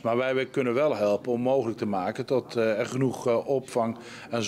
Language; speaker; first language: Dutch; native; Dutch